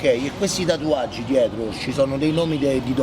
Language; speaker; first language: Italian; native; Italian